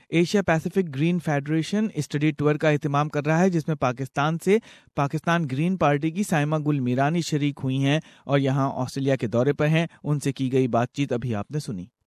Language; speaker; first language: Urdu; native; Urdu